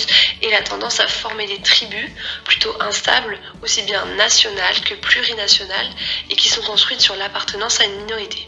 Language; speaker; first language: French; native; French